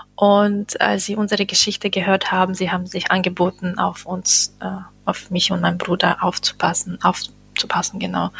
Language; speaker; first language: German; non-native, fluent; Bosnian